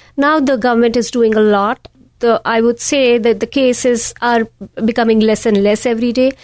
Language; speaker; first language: English; non-native, local second language; Hindi